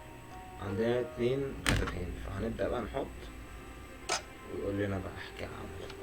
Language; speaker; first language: Arabic; native; Arabic